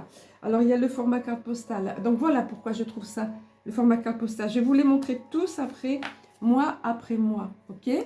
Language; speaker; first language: French; native; French